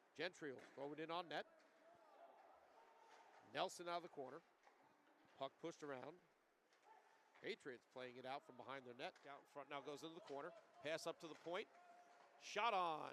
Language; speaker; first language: English; native; English